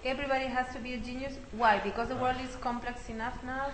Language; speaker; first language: English; non-native, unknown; Spanish